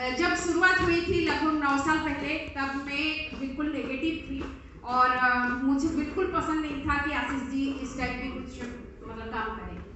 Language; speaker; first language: Hindi; non-native, local second language; Odia